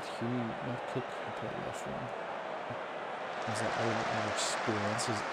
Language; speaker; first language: English; native; English